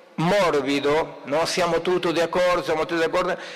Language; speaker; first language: Italian; non-native, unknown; Spanish